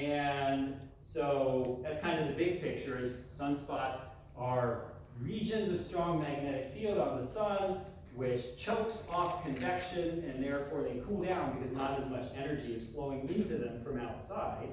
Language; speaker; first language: English; native; English